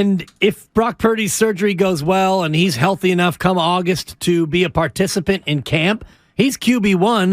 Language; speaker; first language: English; native; English